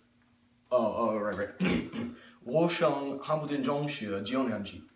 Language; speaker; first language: Chinese; non-native, learner; English